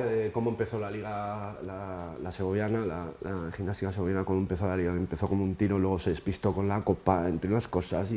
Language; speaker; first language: Spanish; native; Spanish